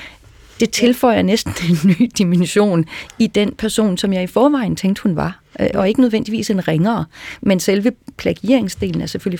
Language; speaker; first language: Danish; native; Danish